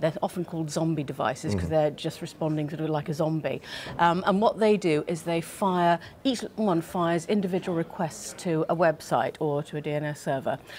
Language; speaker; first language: English; native; English